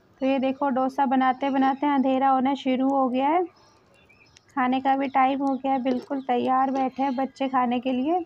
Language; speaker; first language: Hindi; native; Hindi